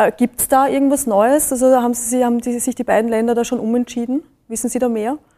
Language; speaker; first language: German; native; German